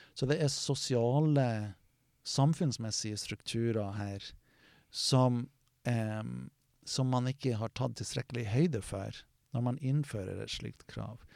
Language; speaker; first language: Norwegian; non-native, fluent; English